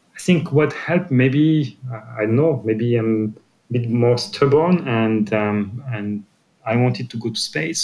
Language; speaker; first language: English; non-native, fluent; French